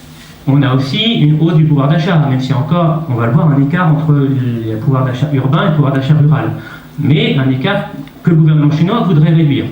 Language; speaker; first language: French; native; French